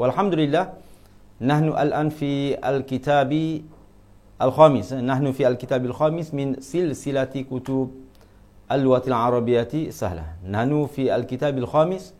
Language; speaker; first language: Arabic; non-native, fluent; Malay